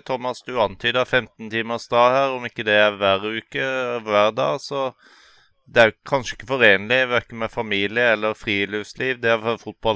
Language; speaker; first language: Norwegian; native; Norwegian